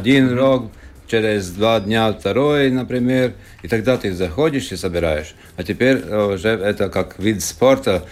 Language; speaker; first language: Russian; non-native, local second language; Latvian